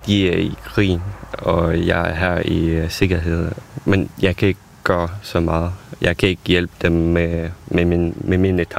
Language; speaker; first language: Danish; non-native, fluent; Ukrainian